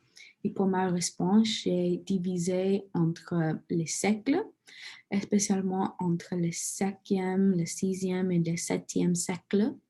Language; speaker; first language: French; non-native, learner; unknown